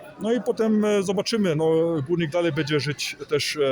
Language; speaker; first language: Polish; early bilingual, heritage; Polish